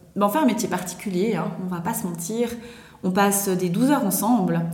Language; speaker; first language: French; native; French